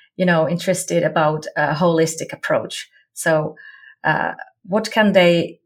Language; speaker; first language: English; non-native, fluent; Finnish